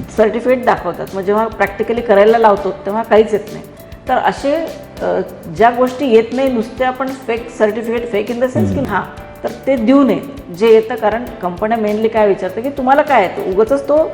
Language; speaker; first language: Marathi; native; Marathi